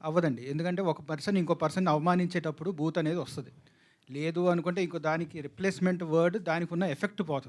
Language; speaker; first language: Telugu; native; Telugu